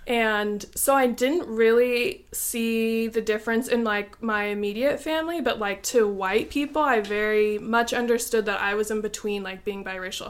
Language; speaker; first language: English; native; English